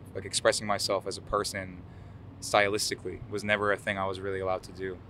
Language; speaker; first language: English; early bilingual, other home language; Arabic